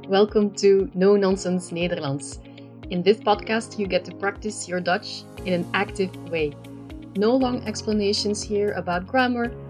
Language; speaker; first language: English; non-native, fluent; Dutch